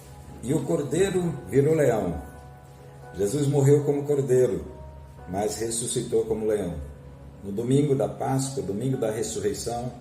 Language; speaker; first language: Portuguese; native; Portuguese